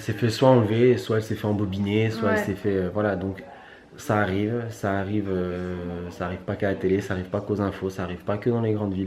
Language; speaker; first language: French; native; French